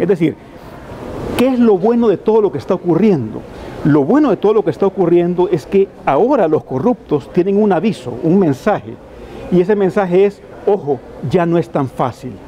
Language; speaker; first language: Spanish; native; Spanish